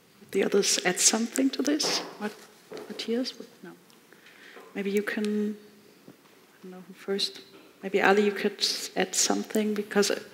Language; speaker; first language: English; non-native, fluent; German